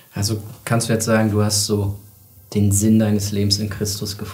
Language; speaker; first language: German; native; German